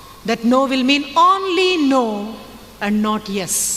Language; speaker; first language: English; non-native, local second language; Tamil